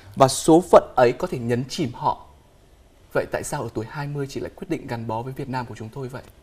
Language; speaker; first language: Vietnamese; native; Vietnamese